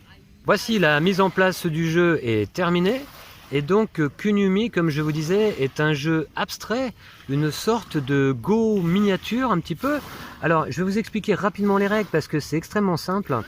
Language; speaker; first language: French; native; French